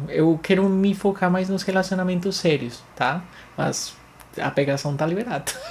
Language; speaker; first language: Portuguese; non-native, fluent; Spanish